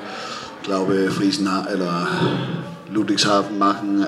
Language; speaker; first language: German; non-native, fluent; Danish